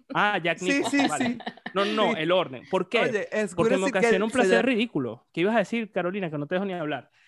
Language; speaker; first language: Spanish; native; Spanish